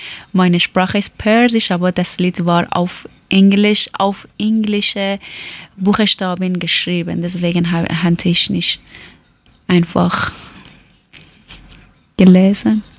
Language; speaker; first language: German; non-native, learner; Persian